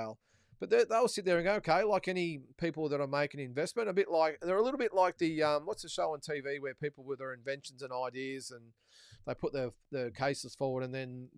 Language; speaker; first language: English; native; English